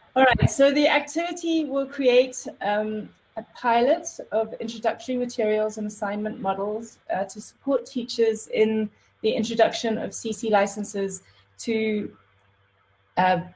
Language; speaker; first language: English; native; English